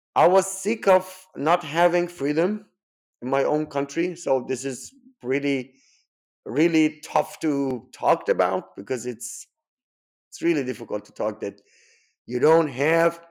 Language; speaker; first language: English; non-native, fluent; Persian